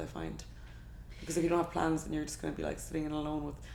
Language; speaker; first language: English; native; English